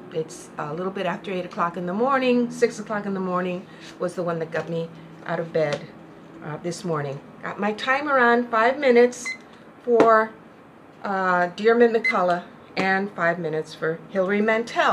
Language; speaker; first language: English; non-native, local second language; Spanish